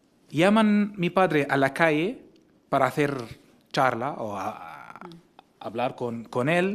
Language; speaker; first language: Spanish; non-native, fluent; Arabic